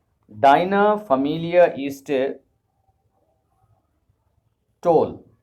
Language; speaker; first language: German; non-native, learner; Urdu